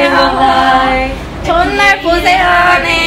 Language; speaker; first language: Korean; non-native, learner; Indonesian